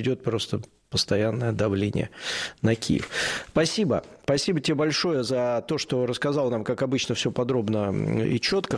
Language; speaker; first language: Russian; native; Russian